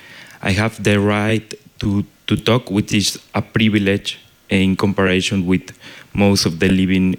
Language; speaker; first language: English; non-native, fluent; Spanish